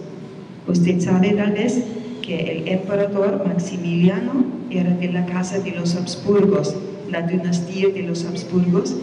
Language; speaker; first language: Spanish; non-native, fluent; German